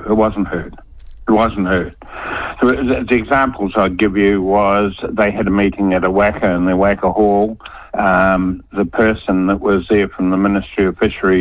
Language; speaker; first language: English; native; English